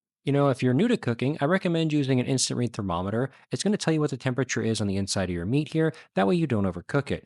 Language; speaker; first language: English; native; English